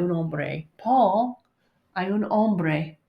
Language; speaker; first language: Spanish; non-native, learner; English